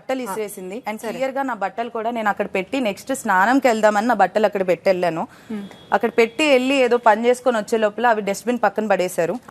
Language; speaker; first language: Telugu; native; Telugu